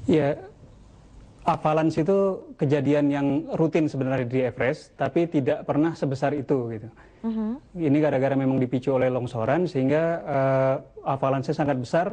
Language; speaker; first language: Indonesian; native; Indonesian